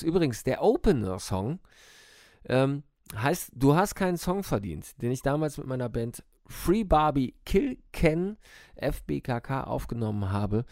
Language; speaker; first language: German; native; German